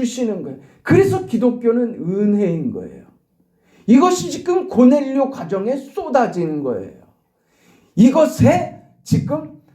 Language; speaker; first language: Korean; native; Korean